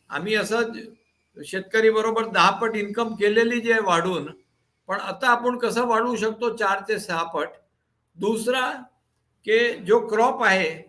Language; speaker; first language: Marathi; non-native, local second language; Gujarati